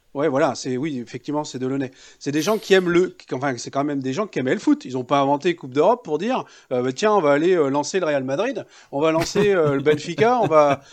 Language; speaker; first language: French; native; French